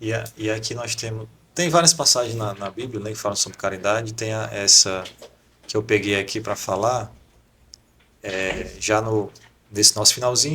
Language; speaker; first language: Portuguese; native; Portuguese